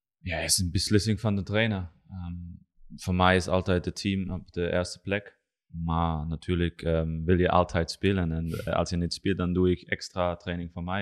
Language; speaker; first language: Dutch; non-native, learner; German